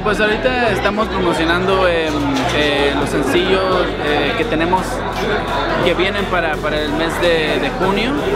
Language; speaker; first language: Spanish; early bilingual, heritage; Spanish